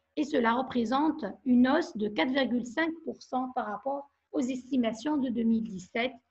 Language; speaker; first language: French; non-native, local second language; Arabic